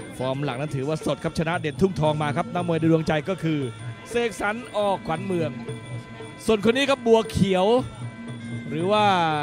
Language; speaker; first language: Thai; native; Thai